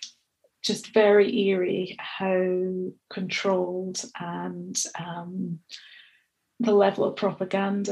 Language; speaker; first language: English; native; English